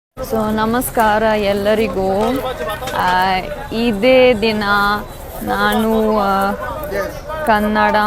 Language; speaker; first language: Kannada; non-native, learner; German